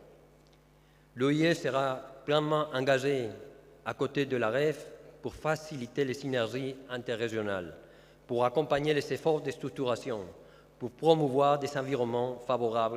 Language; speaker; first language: French; non-native, fluent; Spanish